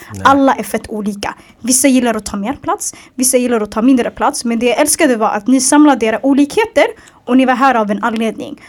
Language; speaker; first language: Swedish; early bilingual, other home language; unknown